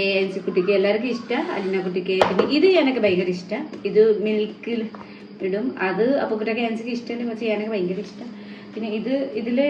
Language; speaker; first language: Malayalam; non-native, learner; Nepali